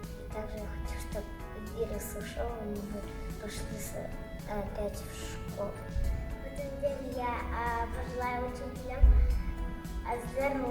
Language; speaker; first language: Russian; non-native, local second language; Kazakh